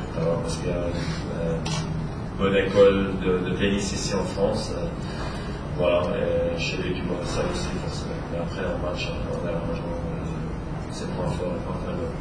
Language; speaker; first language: French; non-native, local second language; Swiss German